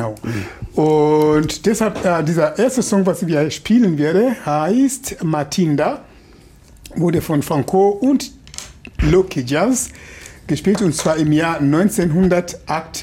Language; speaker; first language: German; non-native, fluent; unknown